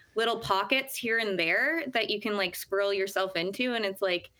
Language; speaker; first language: English; native; English